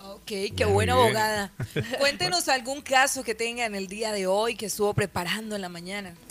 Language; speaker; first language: Spanish; native; Spanish